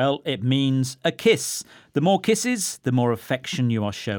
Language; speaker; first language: English; native; English